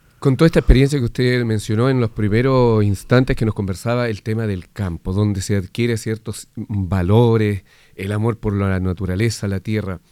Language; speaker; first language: Spanish; native; Spanish